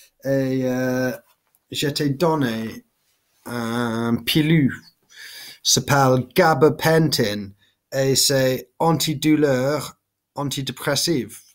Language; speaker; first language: French; non-native, learner; English